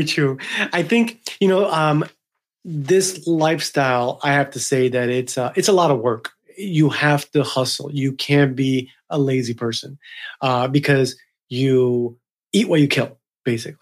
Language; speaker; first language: English; early bilingual, other home language; Spanish